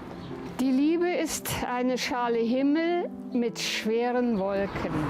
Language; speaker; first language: German; non-native, fluent; Lithuanian